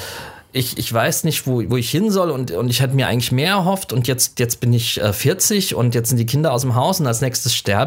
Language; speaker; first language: German; native; German